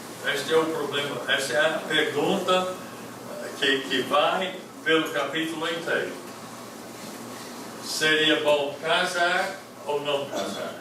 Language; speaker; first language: Portuguese; non-native, fluent; English